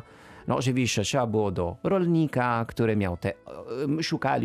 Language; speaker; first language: Polish; non-native, fluent; Italian